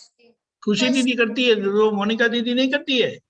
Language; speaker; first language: Hindi; non-native, local second language; Gujarati